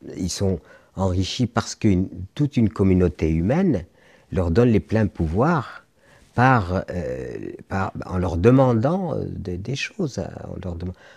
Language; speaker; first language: French; non-native, local second language; Arabic